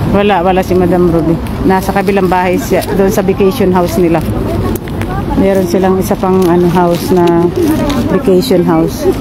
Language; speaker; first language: Filipino; native; Filipino